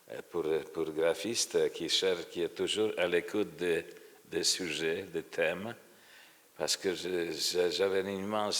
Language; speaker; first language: French; non-native, fluent; Polish